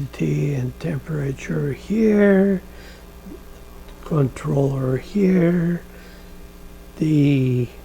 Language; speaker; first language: English; non-native, learner; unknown